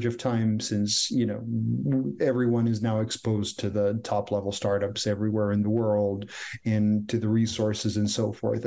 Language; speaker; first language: English; non-native, fluent; Croatian